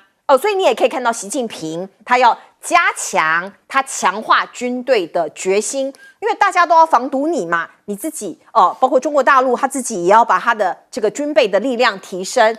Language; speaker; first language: Chinese; native; Chinese